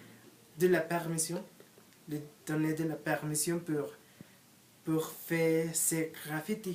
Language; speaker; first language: French; non-native, learner; Spanish